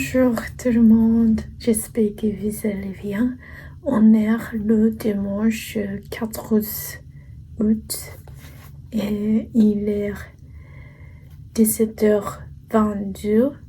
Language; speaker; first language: French; non-native, learner; Japanese